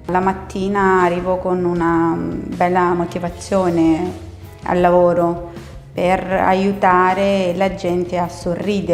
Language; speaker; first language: Italian; non-native, fluent; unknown